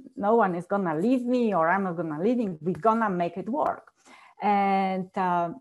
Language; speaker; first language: English; non-native, fluent; Polish